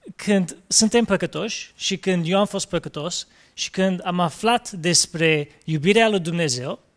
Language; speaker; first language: Romanian; early bilingual, heritage; Romanian